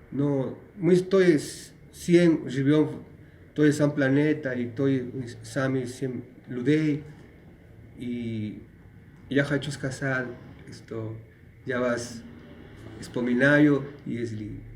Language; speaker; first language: Russian; non-native, learner; Spanish